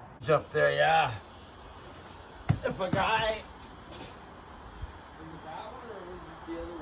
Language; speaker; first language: English; native; English